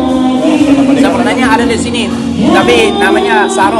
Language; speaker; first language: Indonesian; non-native, fluent; English